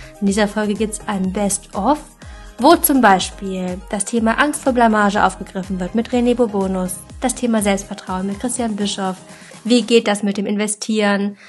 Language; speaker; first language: German; native; German